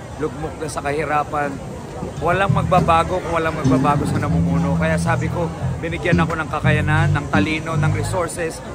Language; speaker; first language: Filipino; native; Filipino